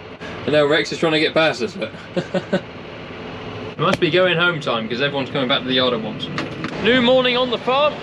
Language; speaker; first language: English; native; English